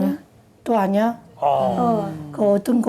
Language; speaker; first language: Korean; non-native, learner; Chinese